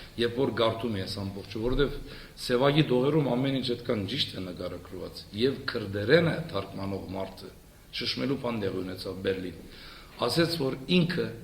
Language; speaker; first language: Armenian; early bilingual, heritage; Armenian